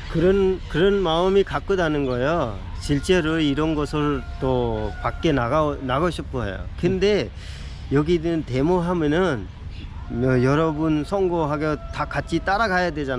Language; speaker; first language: Korean; non-native, fluent; Hindi